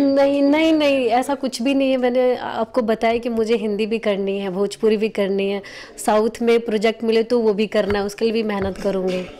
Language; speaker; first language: Hindi; non-native, local second language; Bhojpuri